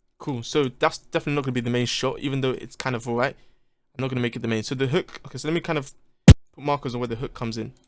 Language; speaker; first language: English; native; English